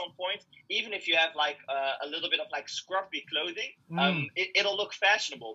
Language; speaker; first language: English; non-native, fluent; Dutch